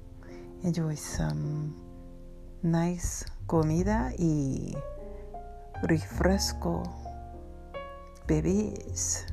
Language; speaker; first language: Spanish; non-native, learner; English